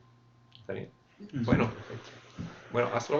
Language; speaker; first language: Spanish; non-native, fluent; English